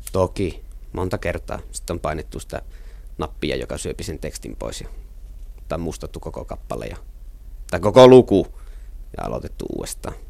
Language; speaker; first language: Finnish; native; Finnish